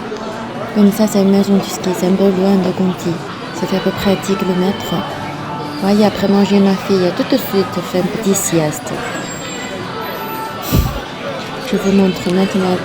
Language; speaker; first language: French; non-native, fluent; Chinese